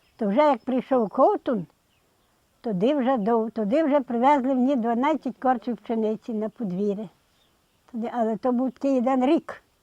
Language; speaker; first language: Ukrainian; native; Ukrainian